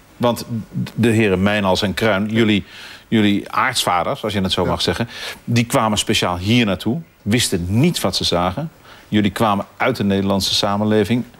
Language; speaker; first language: Dutch; native; Dutch